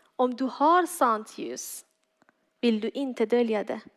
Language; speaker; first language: Swedish; non-native, fluent; Persian